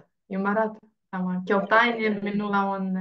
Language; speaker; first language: Finnish; non-native, learner; Russian